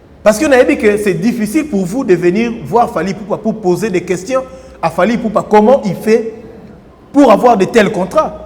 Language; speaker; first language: French; non-native, local second language; Lingala